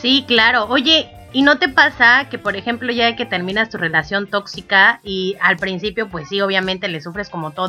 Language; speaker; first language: Spanish; native; Spanish